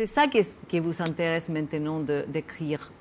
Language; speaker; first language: French; non-native, learner; Spanish